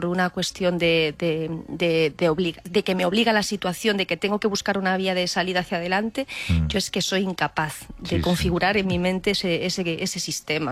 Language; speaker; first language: Spanish; native; Spanish